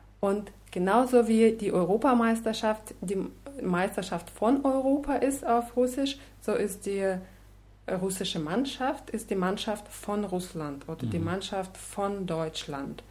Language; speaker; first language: German; non-native, fluent; Russian